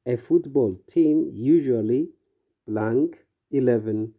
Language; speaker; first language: English; non-native, local second language; Amharic